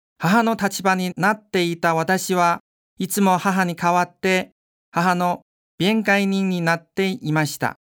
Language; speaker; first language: Japanese; non-native, fluent; Chinese